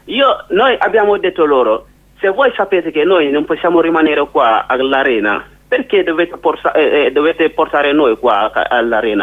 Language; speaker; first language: Italian; non-native, learner; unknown